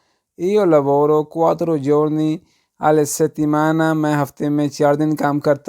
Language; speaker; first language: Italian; non-native, learner; Urdu